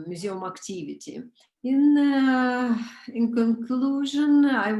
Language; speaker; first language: English; non-native, learner; Romanian